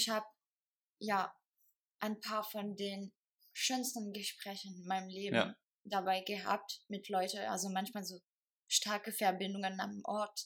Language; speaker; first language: German; non-native, fluent; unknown